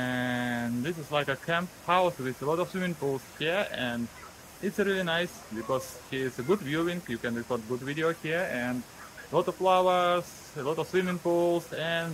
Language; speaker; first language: English; non-native, learner; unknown